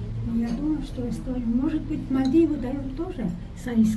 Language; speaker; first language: Russian; non-native, fluent; Estonian